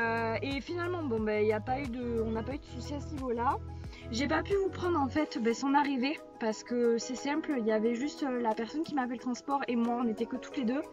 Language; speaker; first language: French; native; French